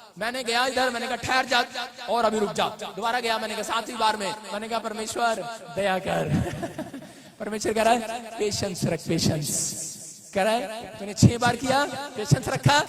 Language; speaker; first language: Hindi; non-native, local second language; Punjabi